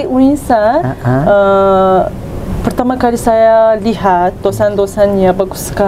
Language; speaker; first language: Indonesian; non-native, learner; Turkish